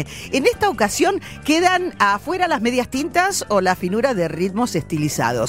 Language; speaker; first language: Spanish; native; Spanish